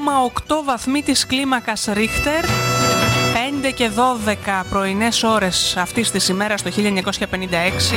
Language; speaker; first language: Greek; native; Greek